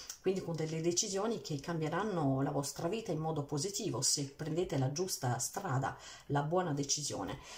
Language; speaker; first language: Italian; early bilingual, heritage; Italian